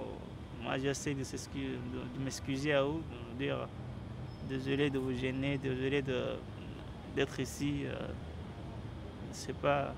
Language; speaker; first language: French; non-native, learner; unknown